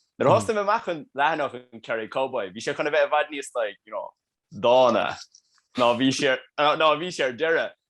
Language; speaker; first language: Irish; native; Irish